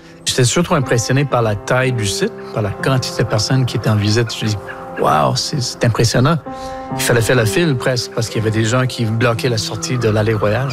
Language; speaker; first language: French; native; French